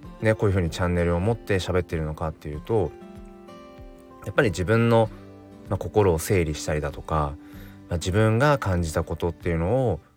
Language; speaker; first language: Japanese; native; Japanese